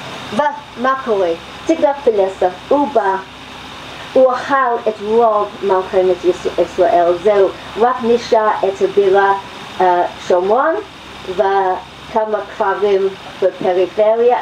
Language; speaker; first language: Hebrew; non-native, fluent; English